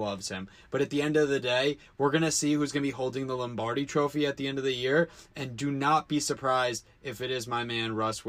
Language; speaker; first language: English; native; English